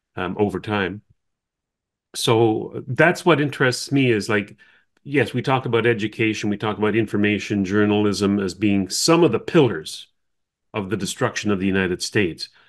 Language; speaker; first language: English; native; English